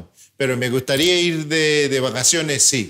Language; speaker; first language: Spanish; early bilingual, heritage; Spanish